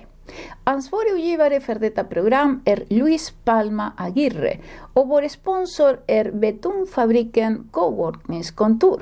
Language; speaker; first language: Swedish; non-native, fluent; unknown